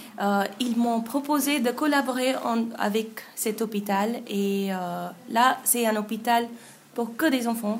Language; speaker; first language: French; non-native, fluent; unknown